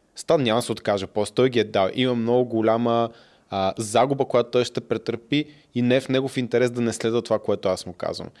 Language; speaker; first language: Bulgarian; native; Bulgarian